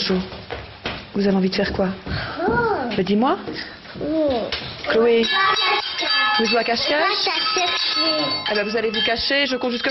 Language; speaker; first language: French; native; French